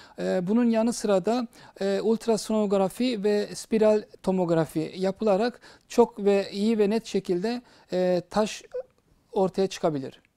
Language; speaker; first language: Turkish; early bilingual, heritage; Turkish